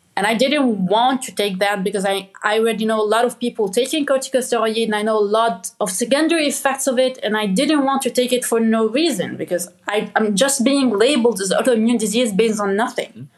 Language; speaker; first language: English; non-native, fluent; Arabic